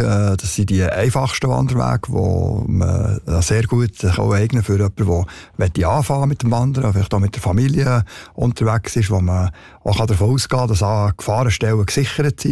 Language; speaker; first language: German; native; German